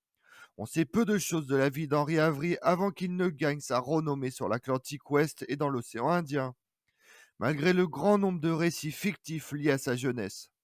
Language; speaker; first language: French; native; French